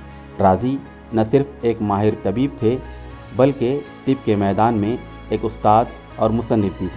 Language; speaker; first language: Urdu; native; Urdu